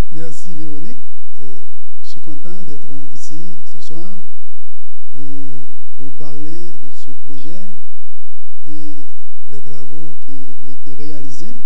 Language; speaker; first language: French; non-native, local second language; Haitian Creole